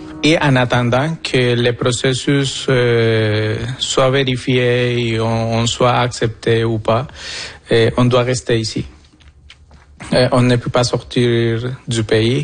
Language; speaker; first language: French; non-native, fluent; Spanish